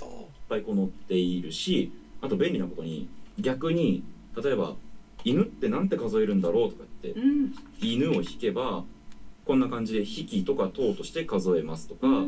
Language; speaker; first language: Japanese; native; Japanese